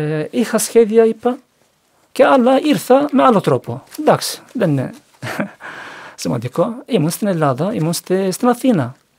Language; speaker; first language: Greek; non-native, learner; Turkish